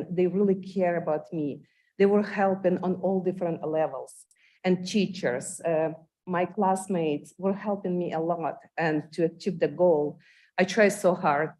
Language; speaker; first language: English; non-native, fluent; Ukrainian